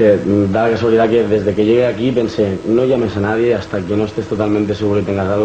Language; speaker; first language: Spanish; native; Spanish